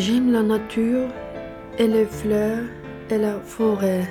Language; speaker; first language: French; non-native, learner; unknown